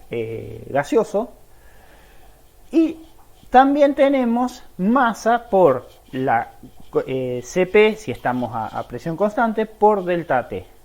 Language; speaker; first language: Spanish; native; Spanish